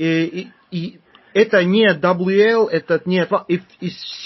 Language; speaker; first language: Russian; non-native, fluent; Turkish